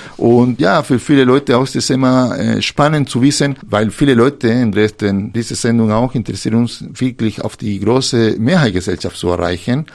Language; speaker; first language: German; non-native, fluent; Spanish